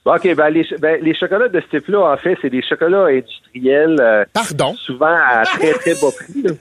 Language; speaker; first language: French; native; French